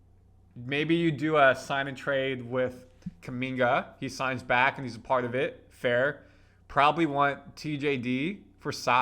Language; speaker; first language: English; native; English